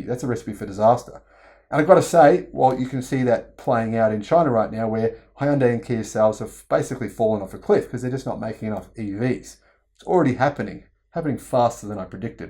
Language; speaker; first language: English; native; English